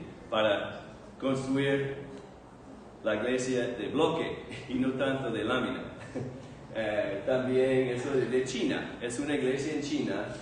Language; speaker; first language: Spanish; non-native, fluent; English